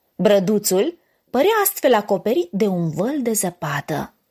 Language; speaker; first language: Romanian; native; Romanian